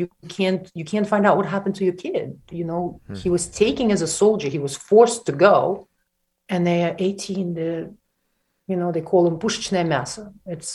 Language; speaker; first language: English; non-native, fluent; Russian